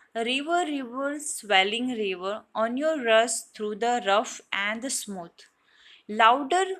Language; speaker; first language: English; non-native, local second language; Gujarati